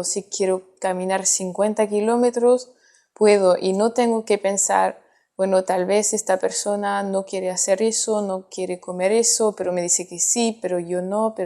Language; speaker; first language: Spanish; non-native, fluent; French